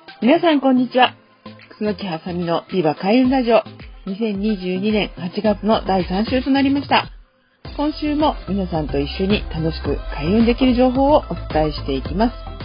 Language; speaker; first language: Japanese; native; Japanese